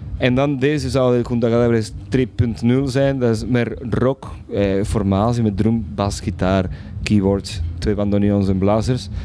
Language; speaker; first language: Dutch; non-native, fluent; Spanish